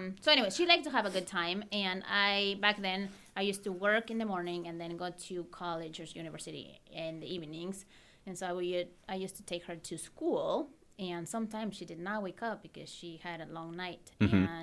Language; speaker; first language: English; non-native, fluent; Spanish